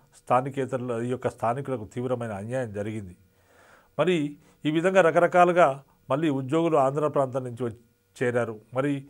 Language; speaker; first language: Telugu; native; Telugu